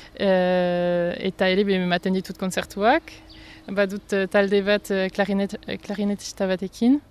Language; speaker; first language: Basque; non-native, local second language; French